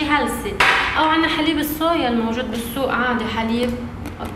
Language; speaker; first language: Arabic; native; Arabic